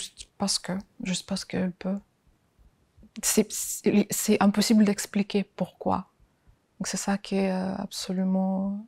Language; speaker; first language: French; non-native, fluent; Ukrainian